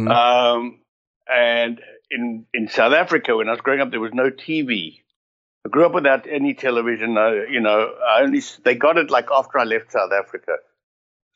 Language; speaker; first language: English; native; English